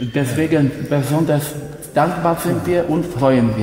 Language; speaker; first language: German; non-native, fluent; Polish